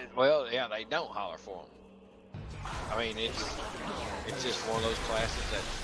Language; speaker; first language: English; native; English